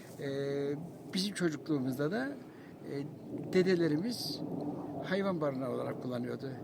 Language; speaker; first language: Turkish; native; Turkish